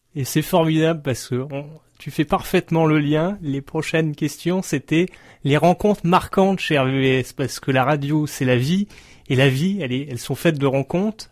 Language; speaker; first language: French; native; French